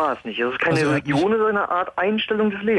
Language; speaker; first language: German; native; German